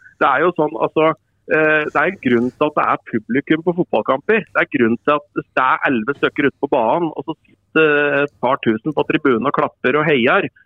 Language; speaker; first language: Norwegian; native; Norwegian